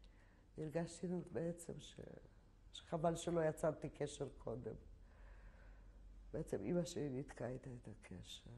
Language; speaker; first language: Hebrew; non-native, fluent; Polish